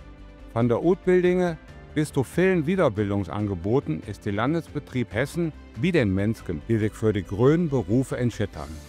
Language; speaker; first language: German; native; German